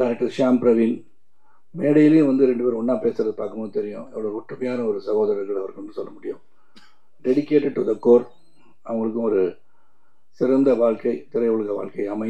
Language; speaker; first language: Tamil; native; Tamil